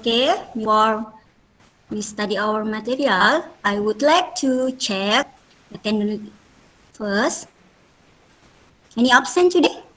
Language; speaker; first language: English; non-native, fluent; Indonesian